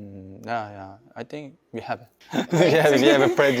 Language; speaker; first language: English; non-native, learner; Korean